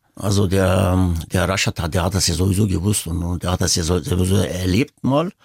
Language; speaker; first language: German; early bilingual, other home language; Turkish